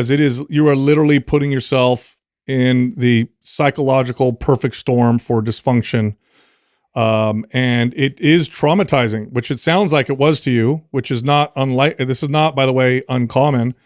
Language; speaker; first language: English; native; English